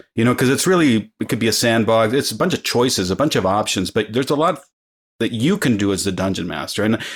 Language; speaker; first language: English; early bilingual, other home language; Spanish